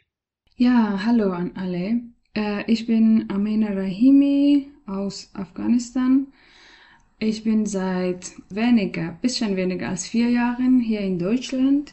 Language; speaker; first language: German; non-native, learner; Persian